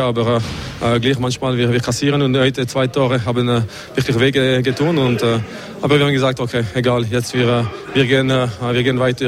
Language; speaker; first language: German; non-native, learner; French